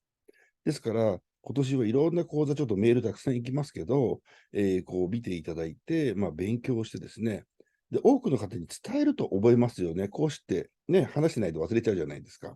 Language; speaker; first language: Japanese; native; Japanese